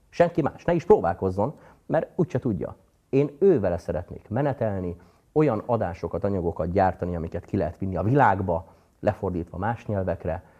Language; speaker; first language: Hungarian; native; Hungarian